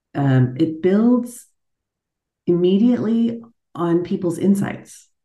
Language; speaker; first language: English; native; English